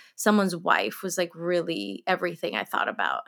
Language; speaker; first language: English; early bilingual, other home language; Spanish